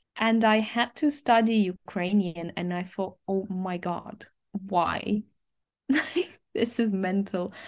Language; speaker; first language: English; early bilingual, other home language; Ukrainian